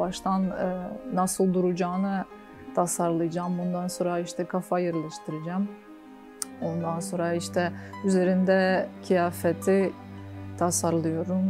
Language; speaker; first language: Turkish; non-native, fluent; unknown